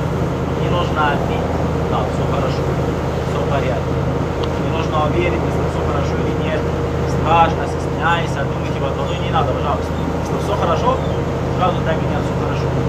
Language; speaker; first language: Russian; non-native, learner; Arabic